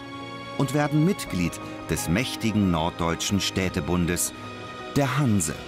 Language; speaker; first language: German; native; German